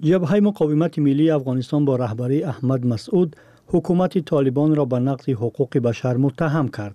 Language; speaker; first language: Persian; native; Persian